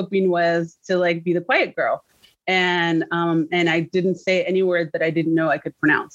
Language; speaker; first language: English; early bilingual, other home language; Spanish